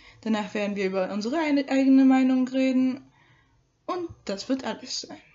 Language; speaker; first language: German; non-native, learner; Spanish